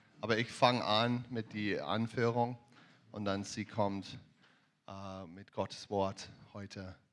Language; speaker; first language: German; non-native, learner; English